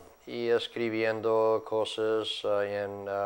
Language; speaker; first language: Spanish; non-native, fluent; English